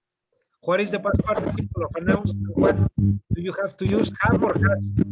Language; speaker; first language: English; non-native, fluent; Spanish